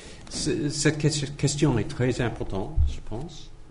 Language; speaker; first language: French; non-native, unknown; English